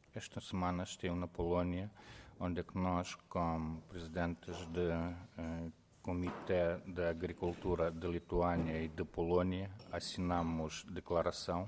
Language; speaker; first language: Portuguese; non-native, fluent; Ukrainian